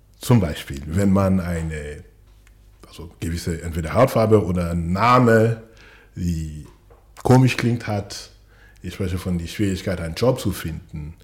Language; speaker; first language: German; non-native, fluent; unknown